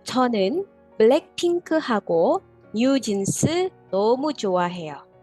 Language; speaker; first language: Korean; non-native, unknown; Indonesian